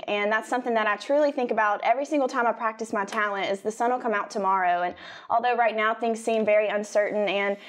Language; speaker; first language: English; native; English